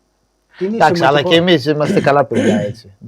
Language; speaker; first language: Greek; non-native, fluent; Portuguese